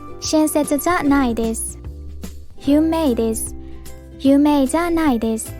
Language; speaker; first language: Japanese; non-native, fluent; Burmese